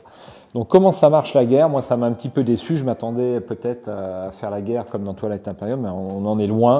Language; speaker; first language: French; native; French